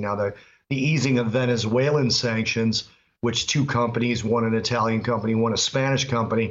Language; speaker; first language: English; native; English